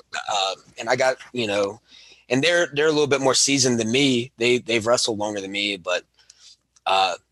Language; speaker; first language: English; native; English